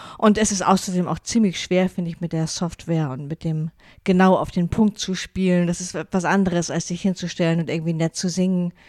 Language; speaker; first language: German; non-native, local second language; Low German